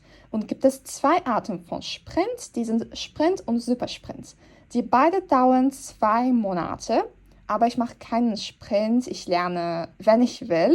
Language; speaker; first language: German; non-native, fluent; Turkish